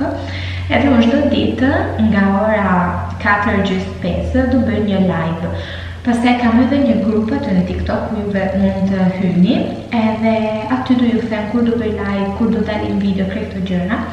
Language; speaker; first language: Albanian; early bilingual, heritage; Albanian